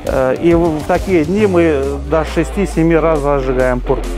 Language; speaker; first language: Russian; native; Russian